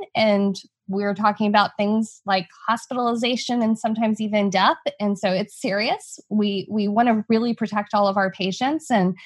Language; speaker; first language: English; native; English